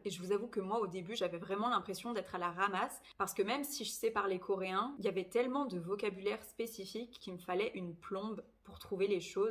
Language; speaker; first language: French; native; French